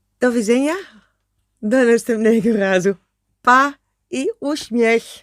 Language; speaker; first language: Polish; non-native, learner; Dutch